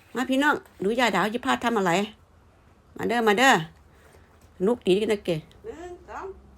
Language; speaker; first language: Thai; native; Thai